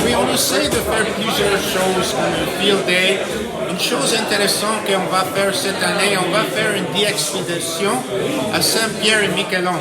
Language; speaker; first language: French; non-native, local second language; English